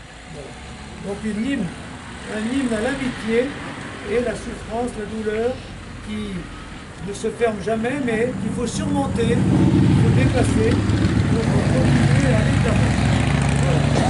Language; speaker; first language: French; native; French